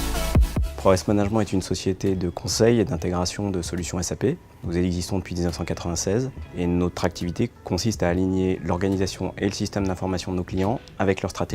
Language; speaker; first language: French; native; French